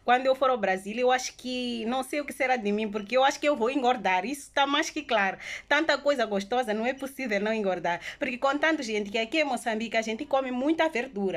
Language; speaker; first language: Portuguese; non-native, local second language; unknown